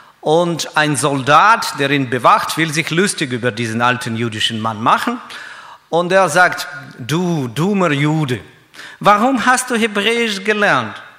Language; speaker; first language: German; non-native, fluent; Russian